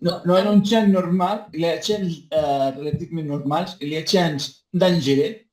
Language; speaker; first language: French; non-native, learner; Spanish